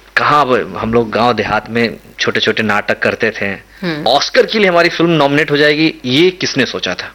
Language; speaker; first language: Hindi; non-native, local second language; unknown